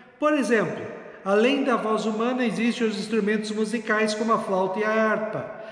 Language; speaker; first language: Portuguese; native; Portuguese